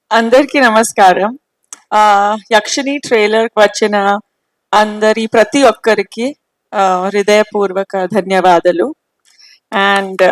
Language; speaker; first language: Telugu; non-native, fluent; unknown